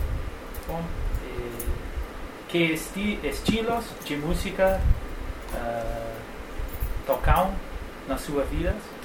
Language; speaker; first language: Portuguese; non-native, learner; Spanish